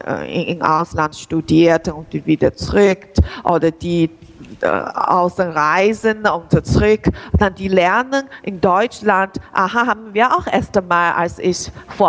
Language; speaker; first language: German; non-native, learner; Chinese